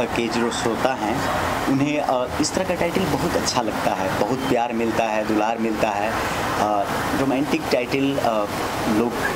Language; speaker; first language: Hindi; native; Hindi